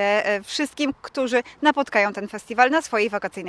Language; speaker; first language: Polish; native; Polish